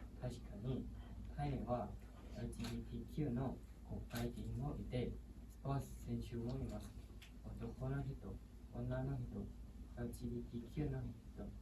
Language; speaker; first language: Japanese; non-native, learner; Thai